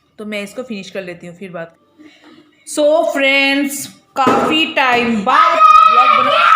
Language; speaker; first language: Hindi; non-native, local second language; Bangla